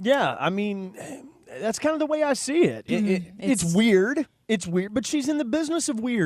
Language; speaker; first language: English; native; English